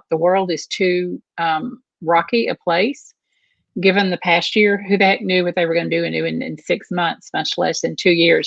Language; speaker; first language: English; native; English